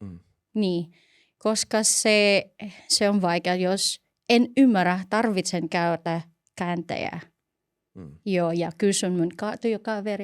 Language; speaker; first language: Finnish; non-native, learner; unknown